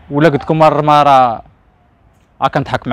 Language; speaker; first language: Arabic; native; Arabic